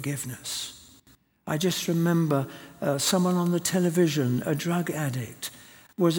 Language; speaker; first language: English; native; English